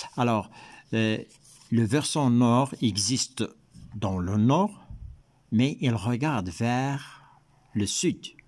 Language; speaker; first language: French; non-native, local second language; Arabic